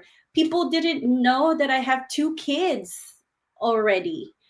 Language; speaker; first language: English; non-native, local second language; Filipino